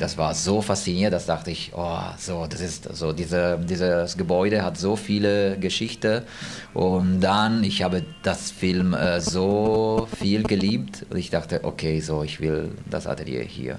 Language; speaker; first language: German; non-native, fluent; Italian